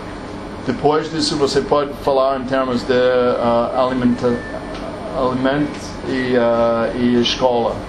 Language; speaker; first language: Portuguese; non-native, learner; English